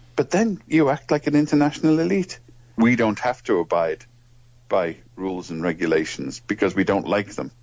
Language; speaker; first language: English; native; English